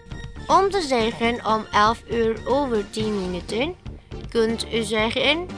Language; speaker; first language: Dutch; non-native, learner; Indonesian